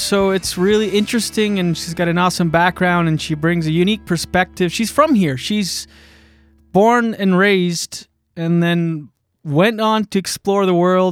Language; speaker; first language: English; early bilingual, other home language; French